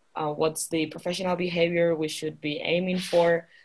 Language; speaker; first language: English; non-native, fluent; Spanish